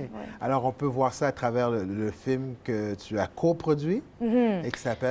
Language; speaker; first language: French; native; French